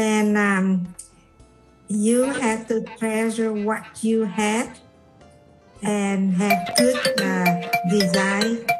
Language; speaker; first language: English; non-native, fluent; Vietnamese